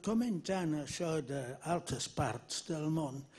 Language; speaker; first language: Catalan; non-native, fluent; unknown